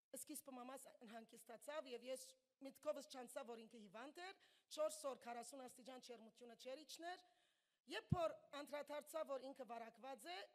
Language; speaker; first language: Armenian; early bilingual, heritage; Armenian